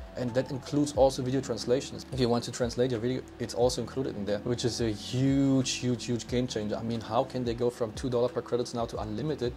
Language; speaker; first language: English; non-native, fluent; German